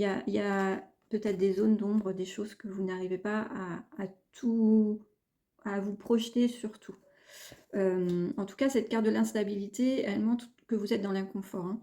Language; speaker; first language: French; native; French